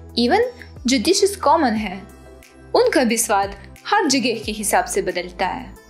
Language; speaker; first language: Hindi; non-native, fluent; Ukrainian